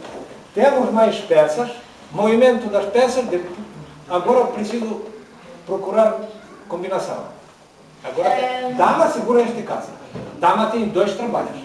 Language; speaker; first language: Portuguese; non-native, learner; Ukrainian